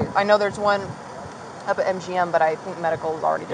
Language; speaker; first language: English; native; English